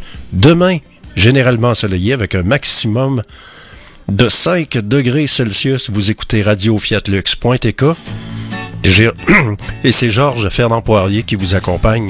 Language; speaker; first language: French; native; French